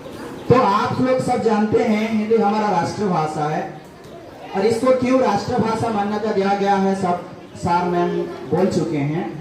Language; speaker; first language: Hindi; non-native, local second language; Odia